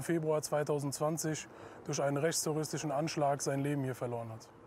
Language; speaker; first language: German; native; German